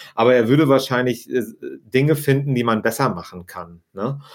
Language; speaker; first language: German; native; German